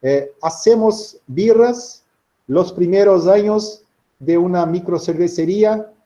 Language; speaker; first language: Spanish; non-native, learner; Portuguese